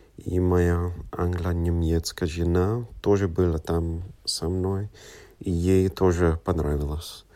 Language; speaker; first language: Russian; non-native, learner; English